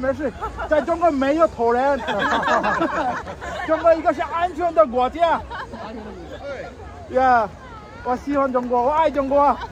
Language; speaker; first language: Chinese; non-native, learner; Bangla